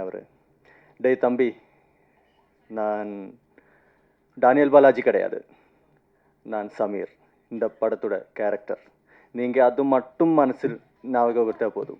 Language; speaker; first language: Tamil; non-native, fluent; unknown